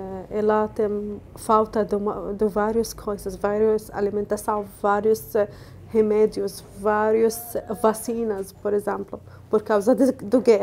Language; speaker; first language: Portuguese; non-native, learner; Arabic